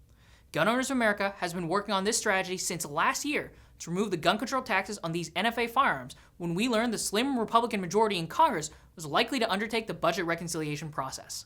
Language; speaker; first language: English; native; English